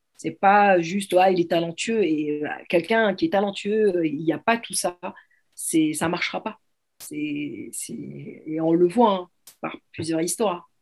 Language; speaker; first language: French; early bilingual, other home language; Arabic